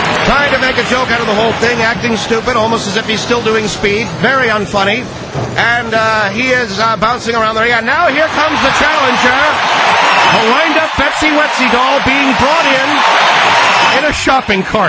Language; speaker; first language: English; native; English